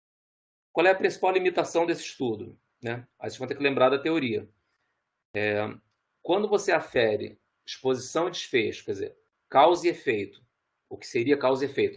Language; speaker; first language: Portuguese; native; Portuguese